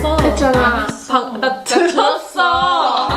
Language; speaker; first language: Korean; early bilingual, heritage; English